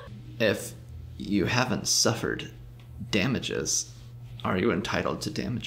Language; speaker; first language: English; native; English